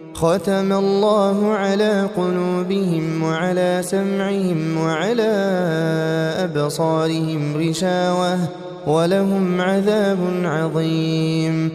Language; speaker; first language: Arabic; native; Arabic